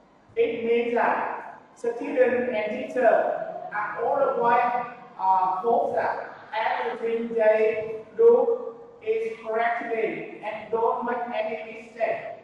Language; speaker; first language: English; non-native, learner; Vietnamese